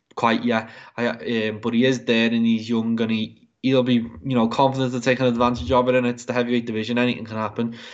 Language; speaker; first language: English; native; English